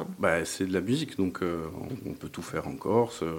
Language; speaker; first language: French; native; French